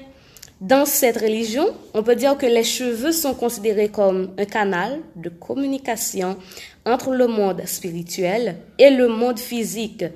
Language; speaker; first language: French; non-native, local second language; Haitian Creole